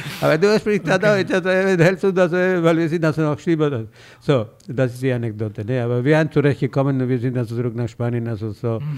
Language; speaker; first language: German; non-native, fluent; Spanish